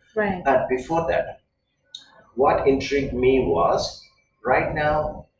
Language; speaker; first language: English; non-native, local second language; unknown